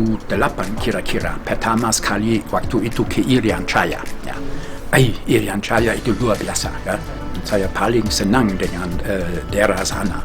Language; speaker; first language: Indonesian; non-native, fluent; German